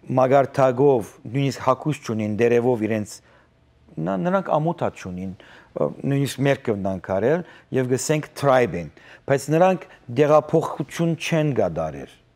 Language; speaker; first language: Armenian; early bilingual, heritage; Armenian